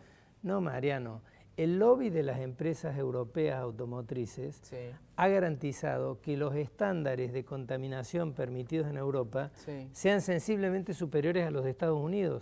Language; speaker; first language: Spanish; native; Spanish